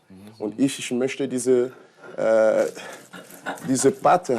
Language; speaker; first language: German; non-native, learner; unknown